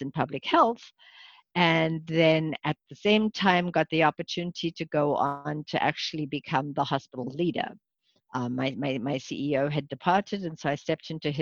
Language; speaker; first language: English; native; English